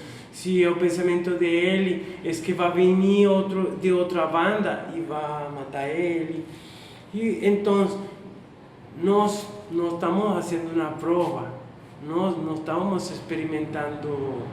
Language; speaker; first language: Portuguese; non-native, fluent; Spanish